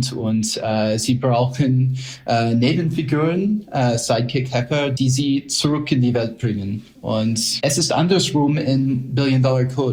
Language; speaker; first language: German; non-native, fluent; English